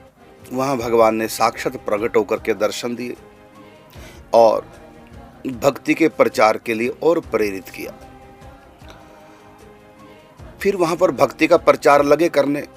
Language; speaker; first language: Hindi; native; Hindi